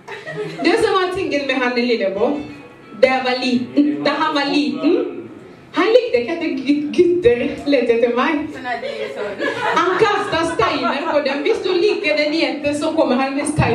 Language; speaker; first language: Norwegian; non-native, fluent; Lingala